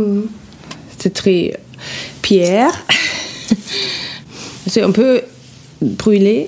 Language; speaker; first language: French; non-native, fluent; German